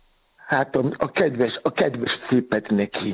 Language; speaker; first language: Hungarian; non-native, fluent; Yoruba